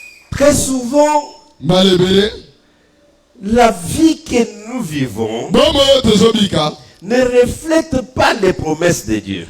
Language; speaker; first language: French; non-native, local second language; Luba-Lulua